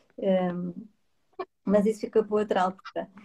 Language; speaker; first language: Portuguese; native; Portuguese